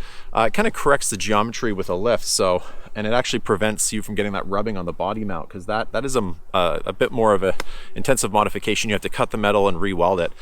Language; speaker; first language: English; native; English